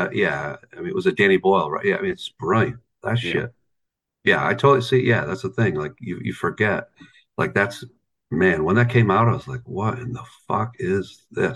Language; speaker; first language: English; native; English